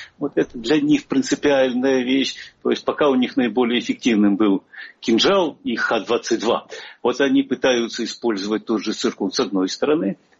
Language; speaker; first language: Russian; native; Russian